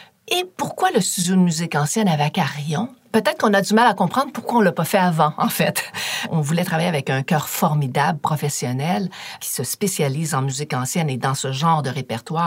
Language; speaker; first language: French; native; French